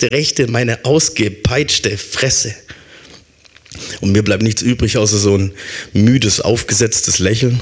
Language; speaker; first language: German; native; German